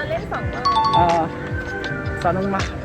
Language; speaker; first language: Thai; native; Thai